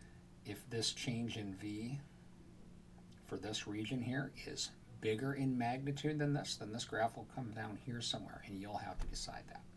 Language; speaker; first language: English; native; English